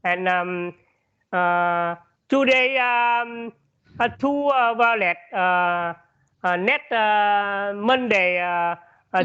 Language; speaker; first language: English; non-native, learner; Vietnamese